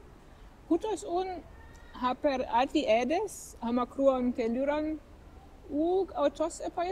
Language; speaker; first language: Greek; non-native, fluent; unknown